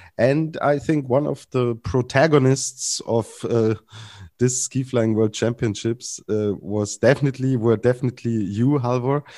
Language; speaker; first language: English; non-native, fluent; German